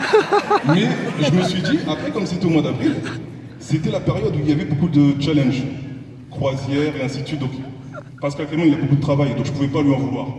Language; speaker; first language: French; native; French